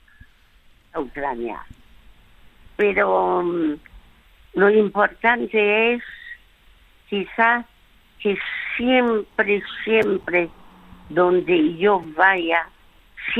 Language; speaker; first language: Spanish; non-native, fluent; French